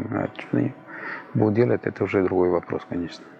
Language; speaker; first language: Russian; non-native, fluent; Spanish